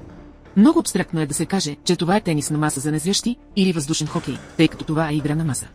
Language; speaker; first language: Bulgarian; native; Bulgarian